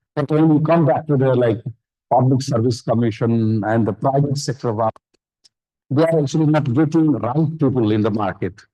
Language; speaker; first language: English; non-native, local second language; Nepali